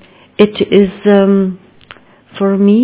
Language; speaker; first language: English; non-native, learner; German